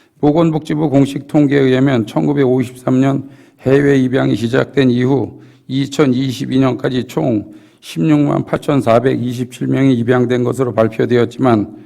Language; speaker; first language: Korean; native; Korean